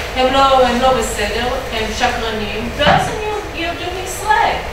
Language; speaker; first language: Hebrew; non-native, fluent; English